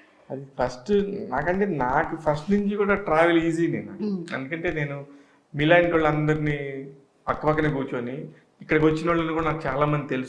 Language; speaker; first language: Telugu; native; Telugu